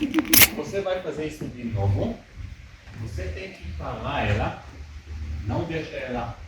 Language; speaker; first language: Portuguese; early bilingual, heritage; Hebrew